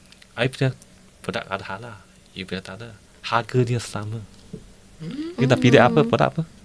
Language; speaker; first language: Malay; non-native, local second language; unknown